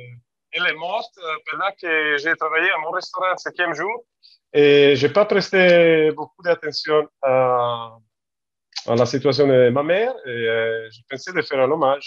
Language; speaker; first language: French; non-native, learner; Italian